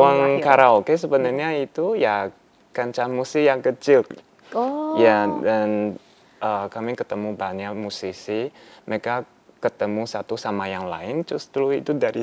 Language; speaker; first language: Indonesian; non-native, fluent; Chinese